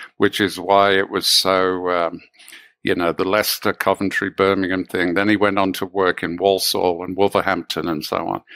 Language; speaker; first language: English; native; English